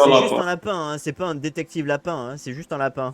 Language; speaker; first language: French; native; French